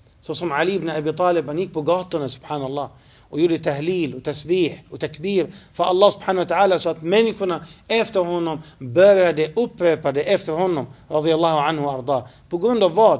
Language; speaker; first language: Swedish; non-native, fluent; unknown